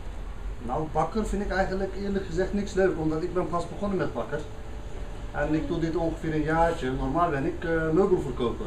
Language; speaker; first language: Dutch; non-native, fluent; Turkish